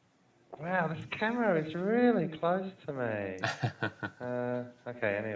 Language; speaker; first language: English; non-native, fluent; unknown